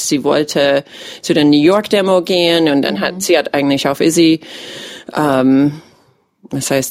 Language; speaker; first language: German; non-native, fluent; English